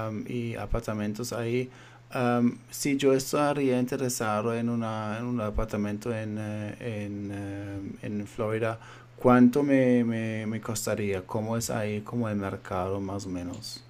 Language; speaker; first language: Spanish; non-native, fluent; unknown